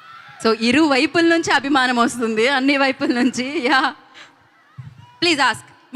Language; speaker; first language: Telugu; native; Telugu